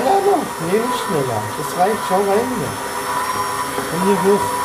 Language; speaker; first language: German; native; German